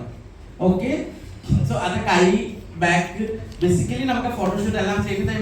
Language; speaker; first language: Malayalam; non-native, local second language; Assamese